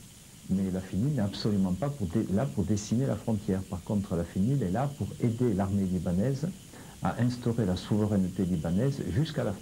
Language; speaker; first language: French; native; French